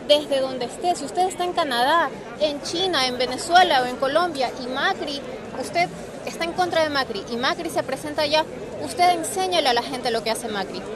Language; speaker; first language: Spanish; native; Spanish